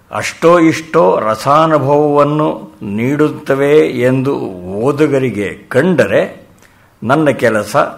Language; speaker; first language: Kannada; native; Kannada